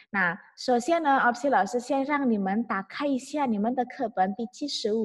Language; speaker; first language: Chinese; non-native, fluent; Indonesian